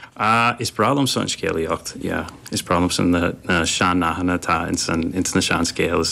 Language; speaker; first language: Irish; non-native, fluent; English